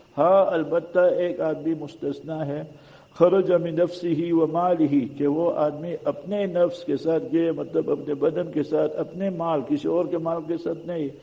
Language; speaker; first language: Urdu; non-native, local second language; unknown